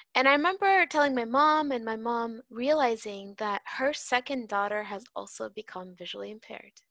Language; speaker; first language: English; native; English